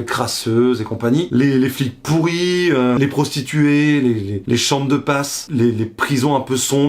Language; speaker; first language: French; native; French